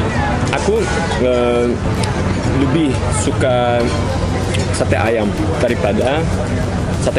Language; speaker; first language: Indonesian; non-native, learner; Korean